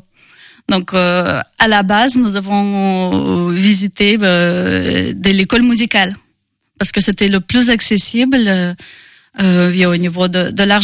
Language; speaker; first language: French; non-native, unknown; Russian